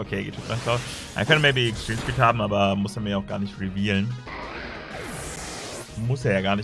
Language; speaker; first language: German; native; German